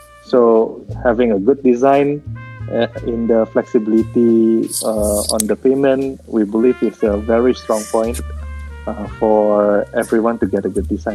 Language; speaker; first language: English; non-native, fluent; Indonesian